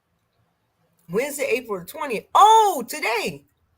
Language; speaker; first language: English; native; English